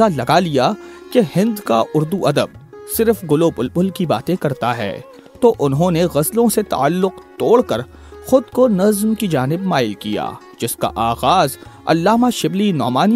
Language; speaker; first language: Urdu; native; Urdu